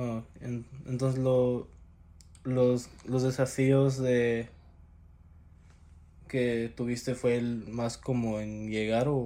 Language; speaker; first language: Spanish; early bilingual, heritage; Spanish